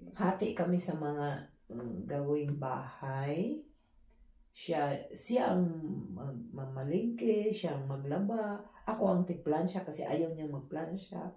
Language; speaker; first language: Filipino; non-native, local second language; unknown